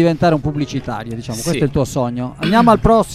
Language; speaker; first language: Italian; native; Italian